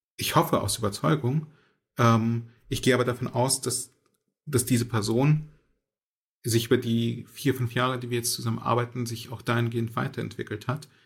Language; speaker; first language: German; early bilingual, other home language; Russian